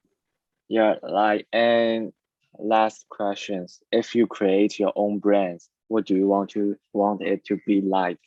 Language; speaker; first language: English; non-native, learner; Chinese